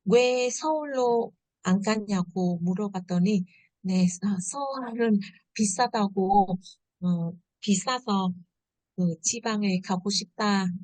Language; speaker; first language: Korean; non-native, fluent; Vietnamese